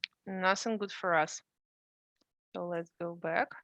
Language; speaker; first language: English; non-native, fluent; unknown